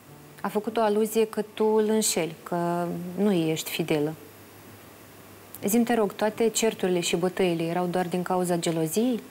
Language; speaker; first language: Romanian; native; Romanian